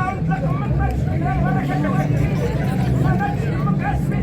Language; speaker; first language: Arabic; native; Arabic